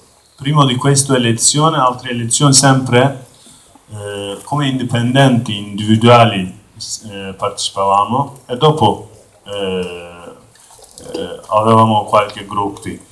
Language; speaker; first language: Italian; non-native, learner; Kurdish